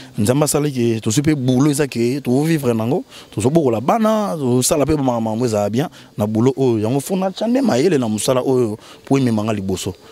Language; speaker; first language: Lingala; native; Lingala